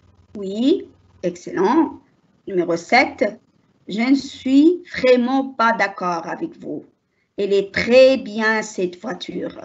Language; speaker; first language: French; non-native, learner; Arabic